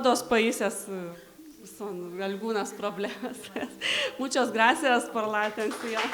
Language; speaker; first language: Spanish; non-native, learner; Lithuanian